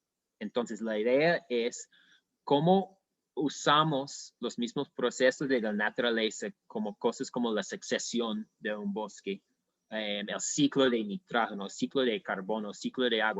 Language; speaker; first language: Spanish; non-native, fluent; English